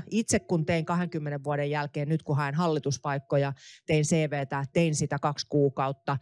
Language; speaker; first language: Finnish; native; Finnish